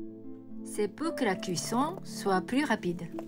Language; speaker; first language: French; non-native, fluent; Japanese